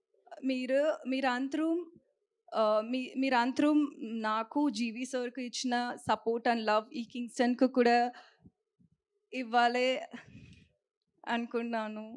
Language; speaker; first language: Telugu; non-native, learner; Tamil